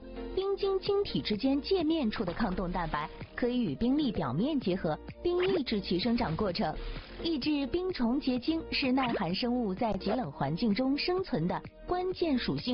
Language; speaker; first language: Chinese; native; Chinese